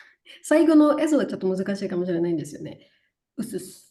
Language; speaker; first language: Japanese; non-native, fluent; Indonesian